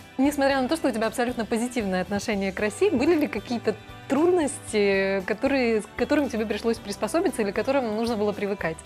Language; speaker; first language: Russian; native; Russian